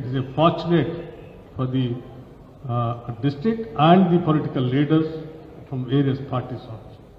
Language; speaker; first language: English; non-native, local second language; Telugu